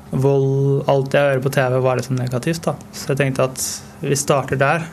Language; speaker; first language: Norwegian; native; Norwegian